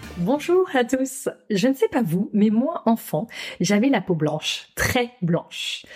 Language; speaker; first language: French; native; French